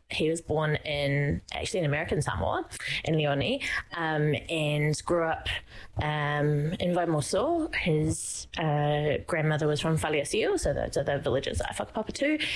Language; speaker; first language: English; native; English